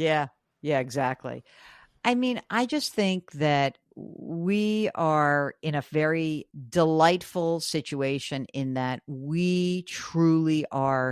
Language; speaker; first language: English; native; English